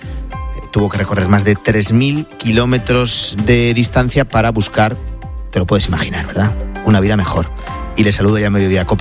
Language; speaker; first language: Spanish; native; Spanish